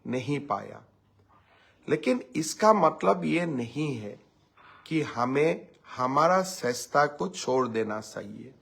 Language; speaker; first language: Hindi; non-native, local second language; Assamese